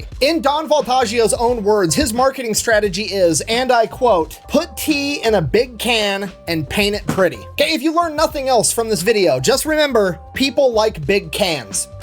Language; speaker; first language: English; native; English